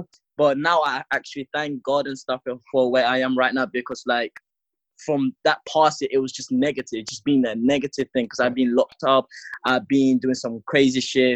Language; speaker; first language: English; native; English